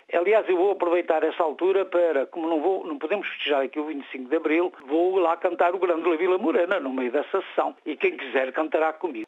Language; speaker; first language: Portuguese; native; Portuguese